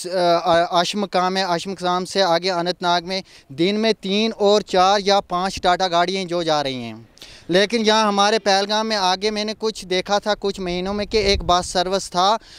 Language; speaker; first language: Hindi; non-native, local second language; Kashmiri